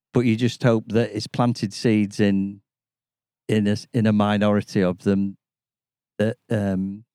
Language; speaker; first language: English; native; English